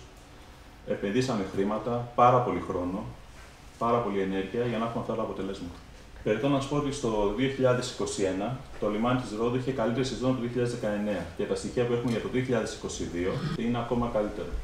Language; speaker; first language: Greek; native; Greek